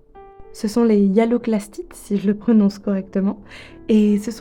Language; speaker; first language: French; native; French